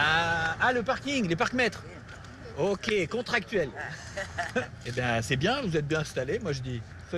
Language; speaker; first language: French; native; French